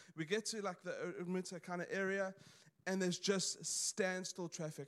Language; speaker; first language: English; native; English